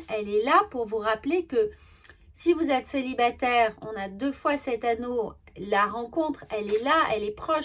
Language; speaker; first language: French; native; French